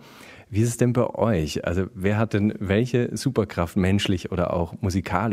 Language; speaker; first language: German; native; German